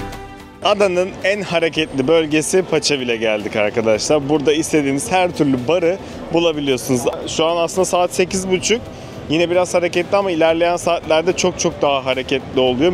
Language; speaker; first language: Turkish; native; Turkish